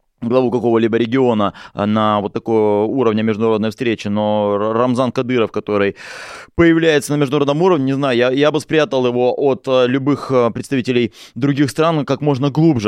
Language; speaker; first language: Russian; native; Russian